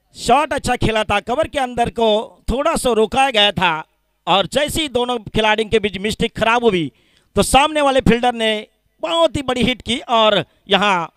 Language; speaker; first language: Hindi; non-native, local second language; Marathi